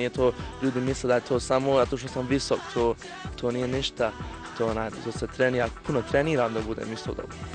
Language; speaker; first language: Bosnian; early bilingual, heritage; Bosnian